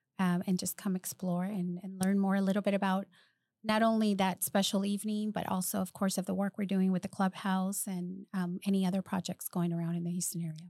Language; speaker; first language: English; early bilingual, other home language; Spanish